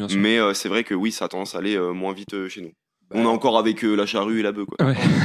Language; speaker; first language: French; native; French